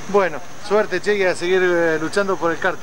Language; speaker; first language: Spanish; native; Spanish